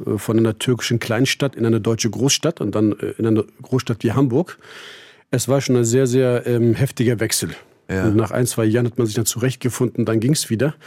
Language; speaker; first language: German; early bilingual, other home language; Turkish